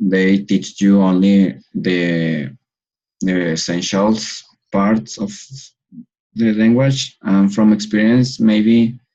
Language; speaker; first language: English; non-native, learner; Spanish